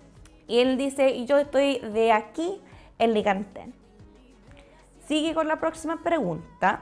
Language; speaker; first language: Spanish; non-native, fluent; English